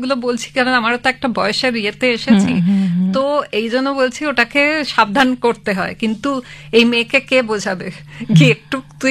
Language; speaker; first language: Bangla; native; Bangla